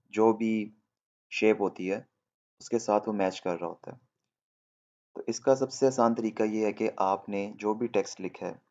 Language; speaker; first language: Hindi; native; Hindi